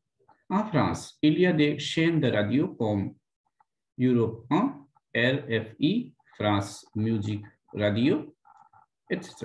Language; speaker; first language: French; non-native, fluent; Hindi